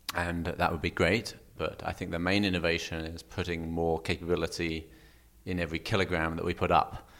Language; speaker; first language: English; native; English